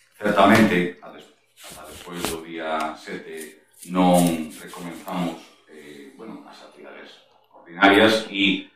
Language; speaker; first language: Galician; non-native, local second language; Spanish